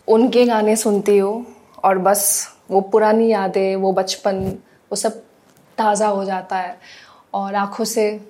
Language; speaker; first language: Hindi; non-native, local second language; Assamese